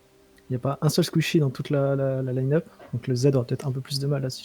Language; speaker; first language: French; native; French